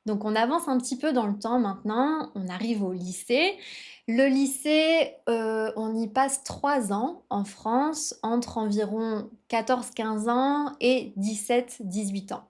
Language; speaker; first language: French; native; French